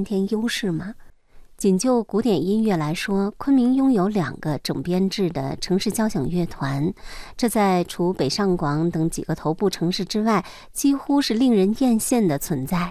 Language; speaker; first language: Chinese; native; Chinese